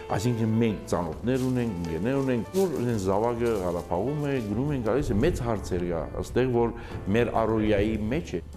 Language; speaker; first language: Armenian; early bilingual, heritage; Armenian